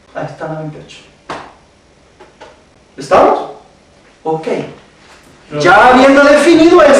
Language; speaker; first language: Spanish; native; Spanish